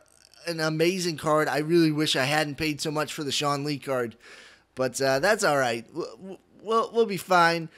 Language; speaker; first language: English; native; English